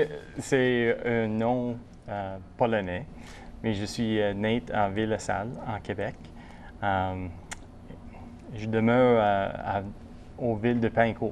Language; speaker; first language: French; non-native, local second language; English